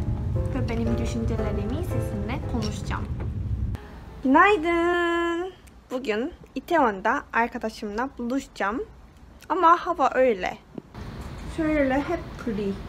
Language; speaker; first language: Turkish; non-native, fluent; Korean